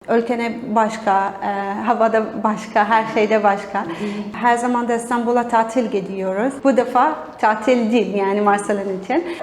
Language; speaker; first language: Turkish; non-native, learner; Arabic